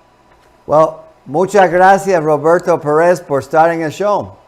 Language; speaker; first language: Spanish; non-native, fluent; English